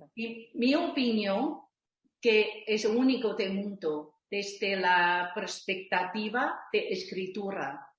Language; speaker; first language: Spanish; non-native, learner; Chinese